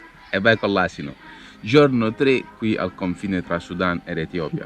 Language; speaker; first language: Italian; native; Italian